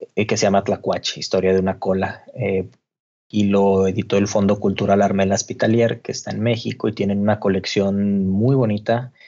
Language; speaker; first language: Spanish; native; Spanish